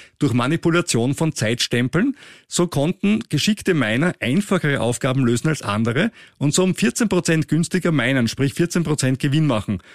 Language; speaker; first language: German; native; German